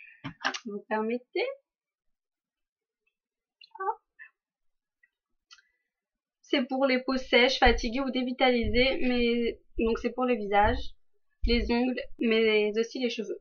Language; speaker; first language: French; native; French